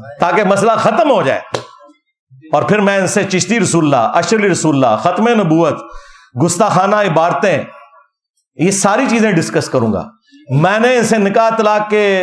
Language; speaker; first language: Urdu; non-native, local second language; Punjabi